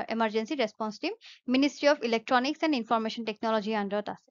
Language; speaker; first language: English; non-native, local second language; Assamese